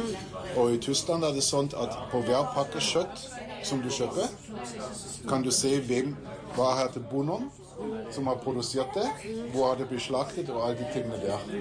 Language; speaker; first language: Norwegian; non-native, fluent; German